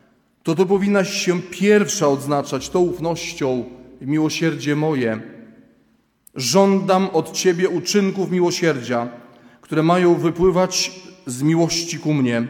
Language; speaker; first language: Polish; native; Polish